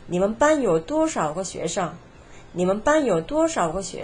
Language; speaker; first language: Chinese; non-native, fluent; Korean